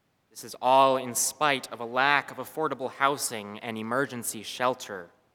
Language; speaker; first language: English; native; English